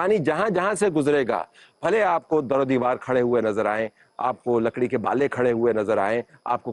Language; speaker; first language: Urdu; native; Urdu